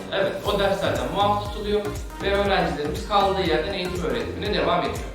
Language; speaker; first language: Turkish; native; Turkish